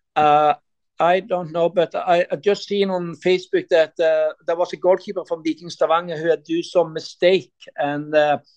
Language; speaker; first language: English; non-native, learner; Norwegian